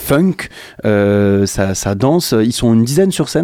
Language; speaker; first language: French; native; French